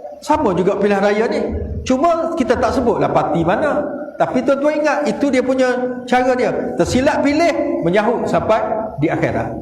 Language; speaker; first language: Malay; native; Malay